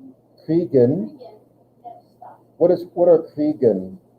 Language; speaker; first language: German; non-native, fluent; English